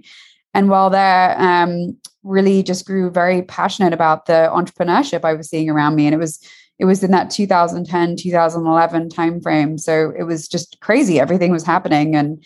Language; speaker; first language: English; native; English